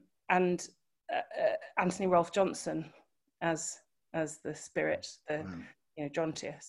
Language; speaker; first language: English; native; English